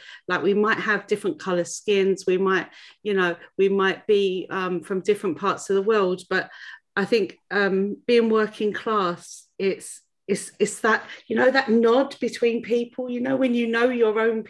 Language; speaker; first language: English; native; English